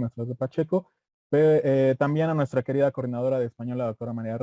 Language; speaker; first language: Spanish; native; Spanish